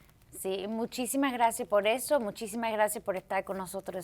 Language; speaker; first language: Spanish; early bilingual, heritage; Spanish